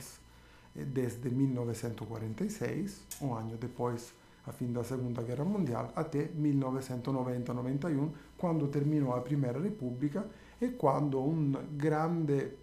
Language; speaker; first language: Portuguese; non-native, fluent; Italian